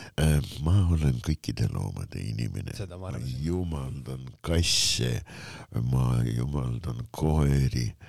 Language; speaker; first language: Estonian; non-native, local second language; Russian